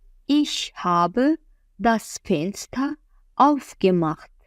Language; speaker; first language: German; non-native, fluent; Azerbaijani